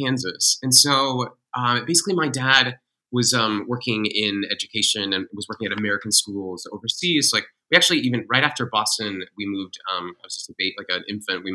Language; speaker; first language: English; native; English